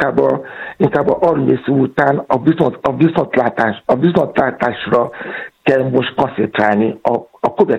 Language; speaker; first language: Hungarian; non-native, fluent; Yoruba